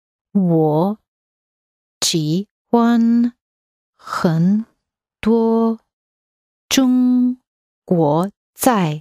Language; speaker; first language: Chinese; non-native, learner; English